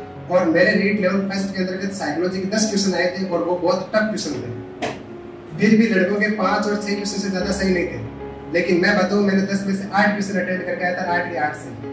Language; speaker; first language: Hindi; non-native, local second language; Marwari